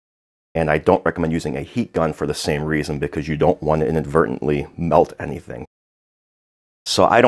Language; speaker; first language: English; native; English